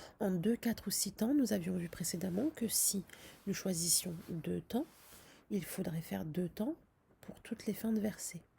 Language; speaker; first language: French; native; French